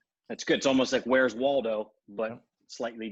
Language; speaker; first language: English; native; English